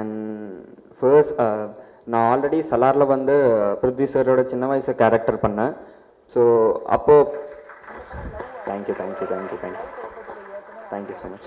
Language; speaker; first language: Tamil; non-native, learner; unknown